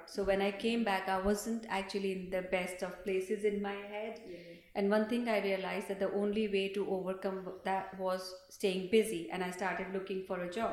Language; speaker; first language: English; non-native, local second language; Hindi